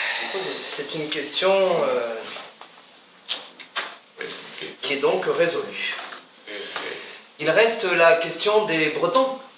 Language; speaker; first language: French; native; French